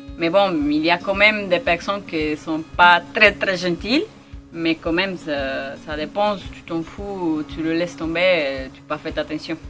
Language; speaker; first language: French; non-native, learner; Spanish